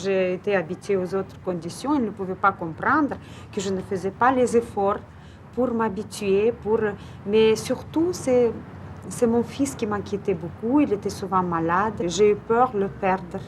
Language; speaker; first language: French; non-native, fluent; Russian